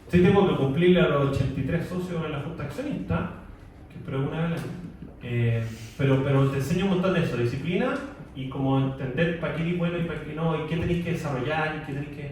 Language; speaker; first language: Spanish; native; Spanish